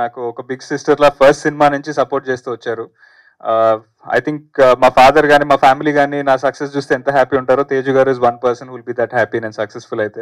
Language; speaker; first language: Telugu; native; Telugu